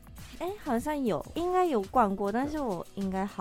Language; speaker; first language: Chinese; non-native, fluent; Japanese